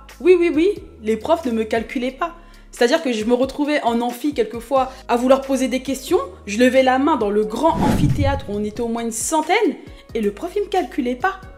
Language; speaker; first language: French; early bilingual, other home language; Haitian Creole